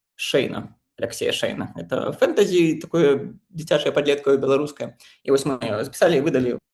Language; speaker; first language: Belarusian; non-native, local second language; Russian